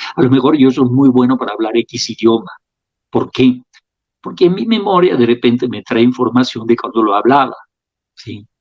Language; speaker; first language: Spanish; non-native, fluent; French